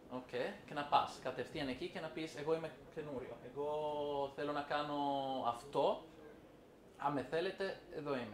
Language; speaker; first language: Greek; non-native, fluent; Italian